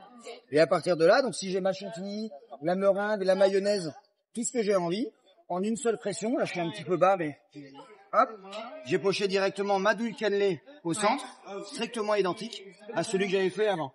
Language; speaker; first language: French; native; French